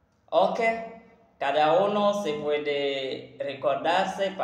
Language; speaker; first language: Spanish; non-native, learner; Haitian Creole